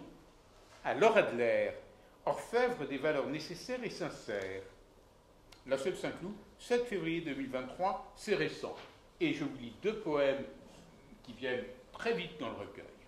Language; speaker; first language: French; native; French